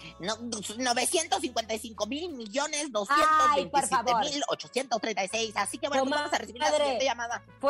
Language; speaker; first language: Spanish; native; Spanish